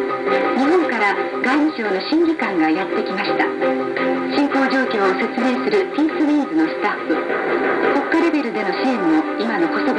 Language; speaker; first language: Japanese; native; Japanese